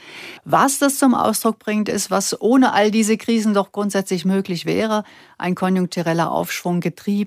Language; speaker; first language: German; native; German